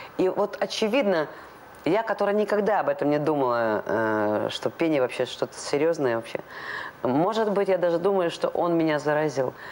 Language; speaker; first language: Russian; non-native, local second language; Latvian